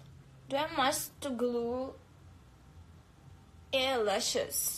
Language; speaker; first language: English; non-native, learner; Russian